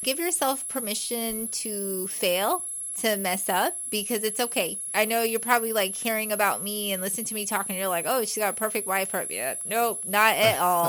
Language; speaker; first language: English; native; English